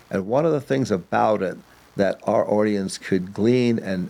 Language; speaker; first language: English; native; English